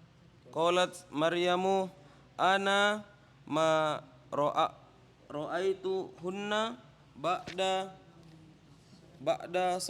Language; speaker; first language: Arabic; non-native, learner; Indonesian